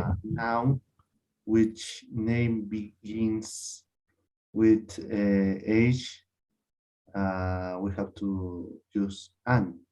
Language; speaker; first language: English; non-native, learner; Spanish